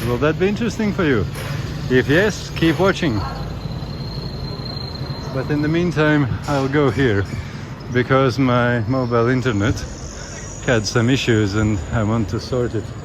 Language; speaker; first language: English; non-native, fluent; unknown